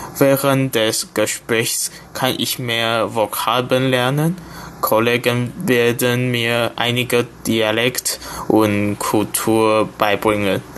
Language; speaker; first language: German; non-native, learner; Chinese